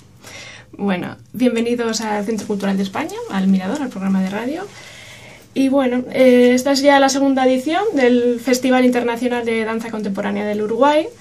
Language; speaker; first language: Spanish; native; Spanish